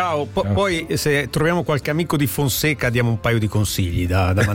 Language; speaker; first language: Italian; native; Italian